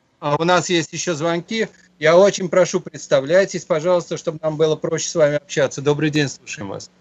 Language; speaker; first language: Russian; native; Russian